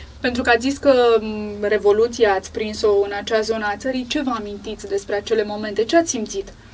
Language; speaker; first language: Romanian; native; Romanian